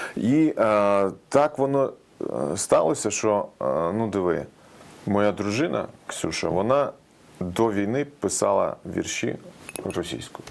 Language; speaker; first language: Ukrainian; non-native, local second language; Russian